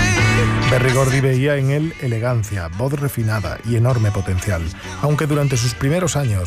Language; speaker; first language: Spanish; native; Spanish